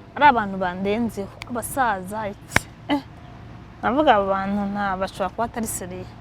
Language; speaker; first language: Kinyarwanda; early bilingual, heritage; Kinyarwanda